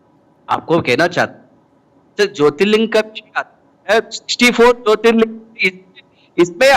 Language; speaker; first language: Hindi; non-native, local second language; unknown